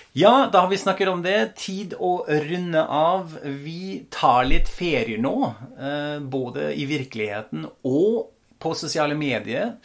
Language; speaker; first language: Norwegian; non-native, fluent; German